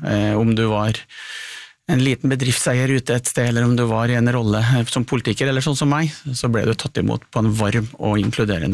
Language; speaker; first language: Norwegian; native; Norwegian